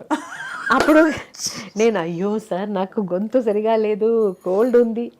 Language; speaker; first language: Telugu; non-native, fluent; Malayalam